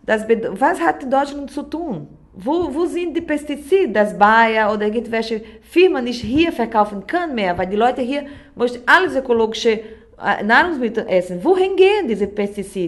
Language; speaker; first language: German; non-native, learner; Portuguese